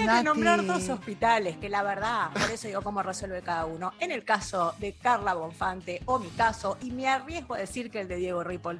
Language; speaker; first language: Spanish; native; Spanish